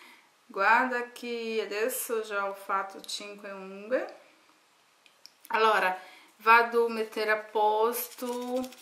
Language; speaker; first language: Italian; non-native, learner; Portuguese